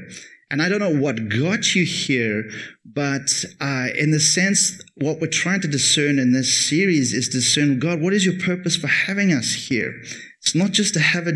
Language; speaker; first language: English; native; English